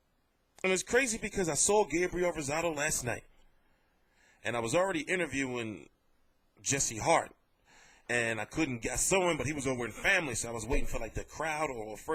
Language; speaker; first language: English; native; English